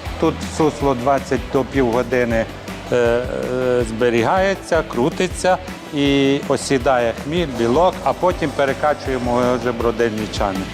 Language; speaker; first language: Ukrainian; native; Ukrainian